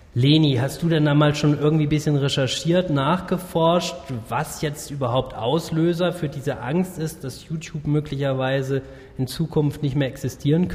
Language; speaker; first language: German; native; German